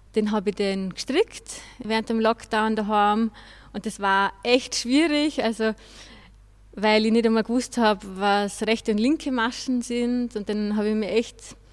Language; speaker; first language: German; native; German